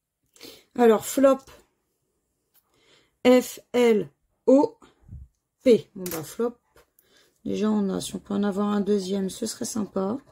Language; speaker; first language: French; native; French